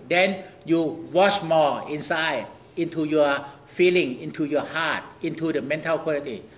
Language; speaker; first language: English; non-native, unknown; Thai